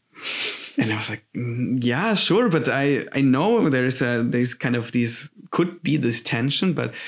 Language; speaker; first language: English; non-native, fluent; German